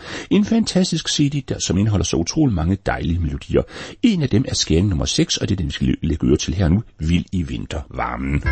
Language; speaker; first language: Danish; native; Danish